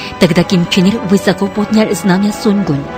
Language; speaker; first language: Russian; non-native, fluent; Korean